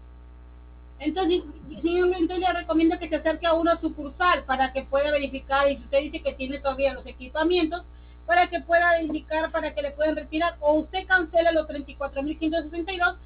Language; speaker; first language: Spanish; native; Spanish